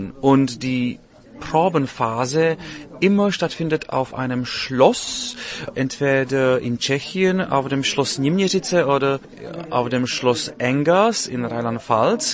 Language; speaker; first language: German; non-native, learner; Czech